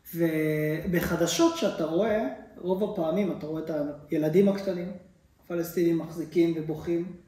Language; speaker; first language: Hebrew; non-native, fluent; Japanese